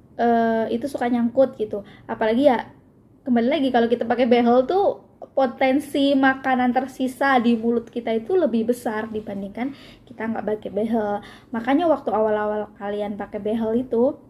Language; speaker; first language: Indonesian; native; Indonesian